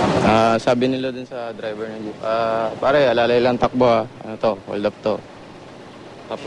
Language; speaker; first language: Filipino; native; Filipino